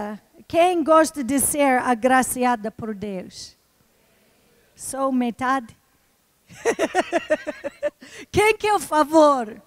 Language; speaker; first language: Portuguese; non-native, fluent; English